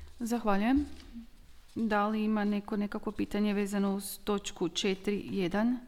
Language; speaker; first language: Croatian; native; Croatian